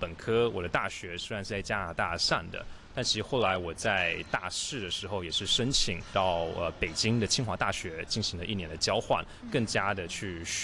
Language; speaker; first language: Chinese; native; Chinese